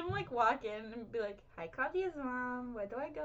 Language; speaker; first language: English; native; English